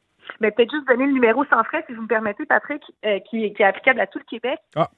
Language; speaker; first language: French; native; French